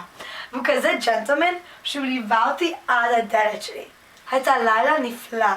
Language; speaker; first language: Hebrew; non-native, learner; English